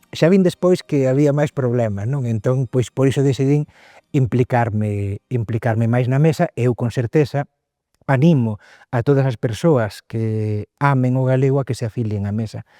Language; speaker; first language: Galician; native; Galician